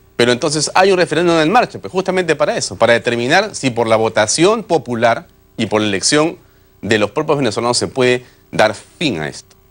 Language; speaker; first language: Spanish; native; Spanish